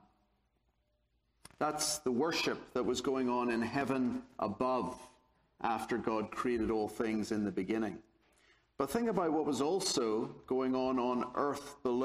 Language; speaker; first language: English; native; English